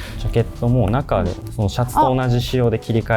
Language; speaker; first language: Japanese; native; Japanese